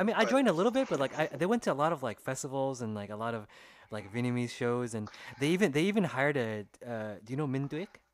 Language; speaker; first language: English; early bilingual, other home language; Vietnamese